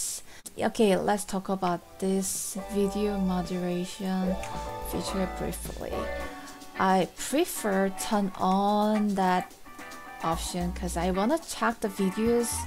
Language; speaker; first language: English; non-native, fluent; Korean